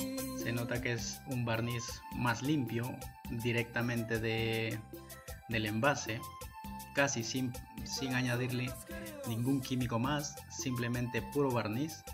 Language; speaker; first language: Spanish; native; Spanish